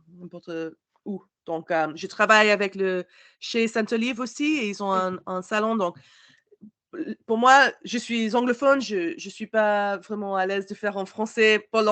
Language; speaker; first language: French; non-native, learner; English